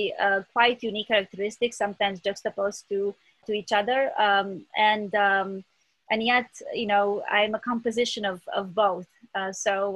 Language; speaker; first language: English; early bilingual, other home language; Romanian